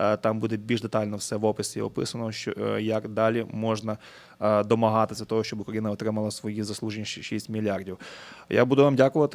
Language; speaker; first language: Ukrainian; native; Ukrainian